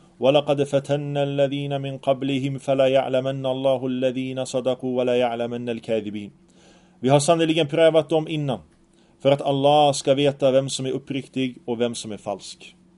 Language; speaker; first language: Swedish; early bilingual, other home language; Arabic